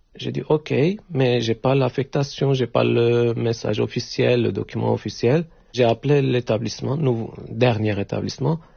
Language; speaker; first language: French; non-native, learner; Turkish